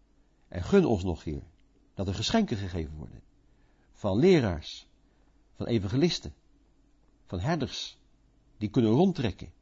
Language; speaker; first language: Dutch; native; Dutch